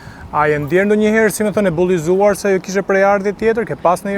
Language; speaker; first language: Albanian; native; Albanian